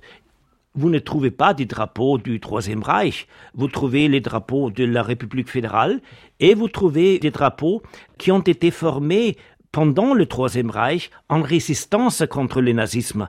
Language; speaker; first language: French; non-native, fluent; German